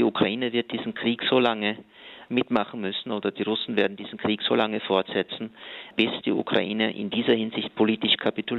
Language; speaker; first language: German; native; German